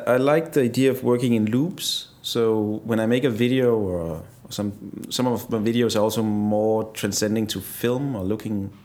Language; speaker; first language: English; non-native, fluent; Danish